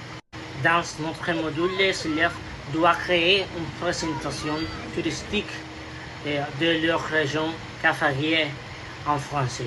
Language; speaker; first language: French; non-native, fluent; Spanish